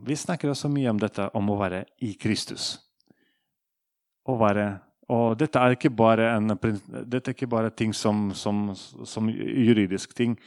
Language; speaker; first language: Norwegian; non-native, fluent; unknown